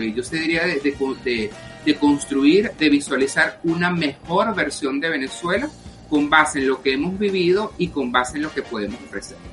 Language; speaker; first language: Spanish; native; Spanish